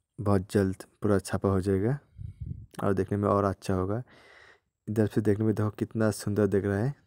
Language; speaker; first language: Hindi; non-native, local second language; Bangla